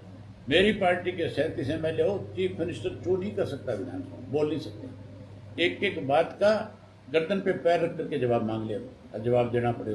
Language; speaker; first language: Hindi; native; Hindi